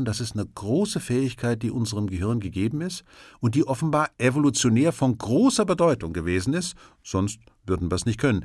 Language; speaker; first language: German; native; German